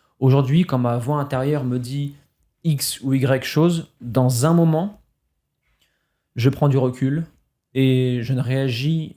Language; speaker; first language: French; native; French